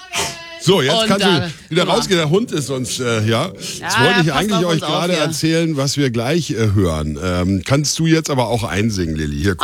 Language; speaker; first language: German; native; German